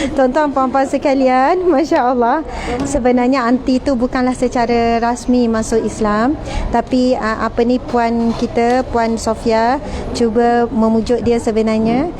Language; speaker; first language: Malay; native; Malay